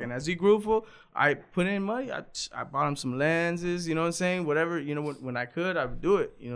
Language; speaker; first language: English; native; English